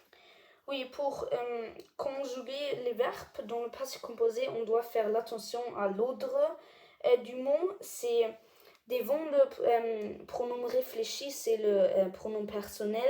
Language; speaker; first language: French; non-native, learner; German